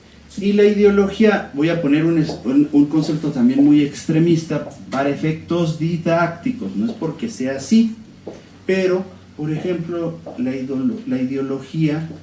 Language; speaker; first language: Spanish; native; Spanish